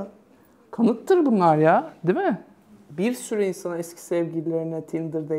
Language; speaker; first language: Turkish; native; Turkish